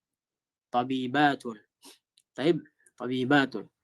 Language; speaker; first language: Arabic; non-native, fluent; Filipino